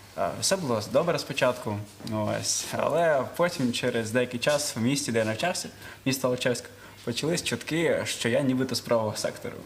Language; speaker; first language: Ukrainian; non-native, local second language; Russian